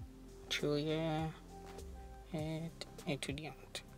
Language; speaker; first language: French; non-native, learner; English